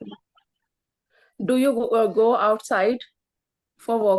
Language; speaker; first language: English; non-native, learner; Hindi